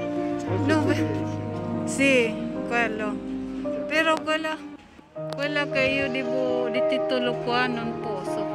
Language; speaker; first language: Italian; non-native, learner; Filipino